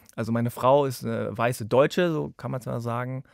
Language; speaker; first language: German; native; German